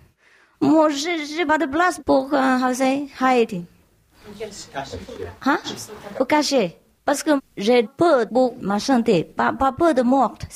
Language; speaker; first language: French; non-native, learner; Vietnamese